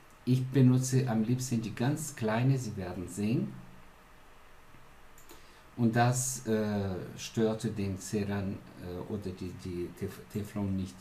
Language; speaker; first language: German; non-native, fluent; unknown